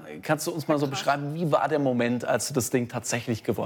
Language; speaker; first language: German; native; German